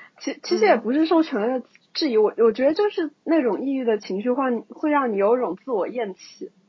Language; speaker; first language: Chinese; native; Chinese